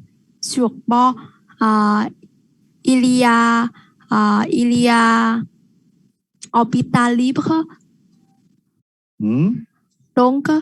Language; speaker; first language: French; non-native, learner; Vietnamese